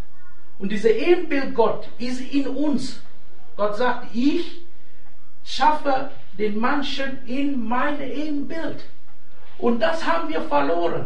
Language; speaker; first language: German; non-native, fluent; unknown